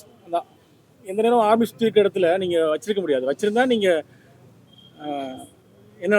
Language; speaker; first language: Tamil; native; Tamil